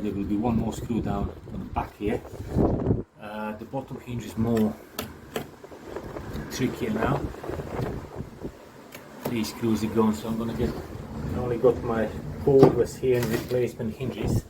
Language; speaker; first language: English; non-native, fluent; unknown